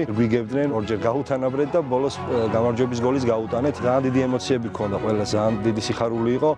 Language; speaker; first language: Georgian; native; Georgian